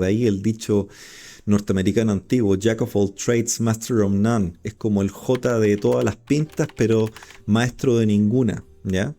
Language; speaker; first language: Spanish; native; Spanish